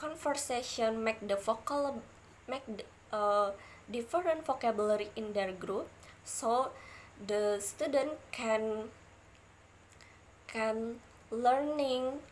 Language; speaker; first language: English; non-native, learner; Indonesian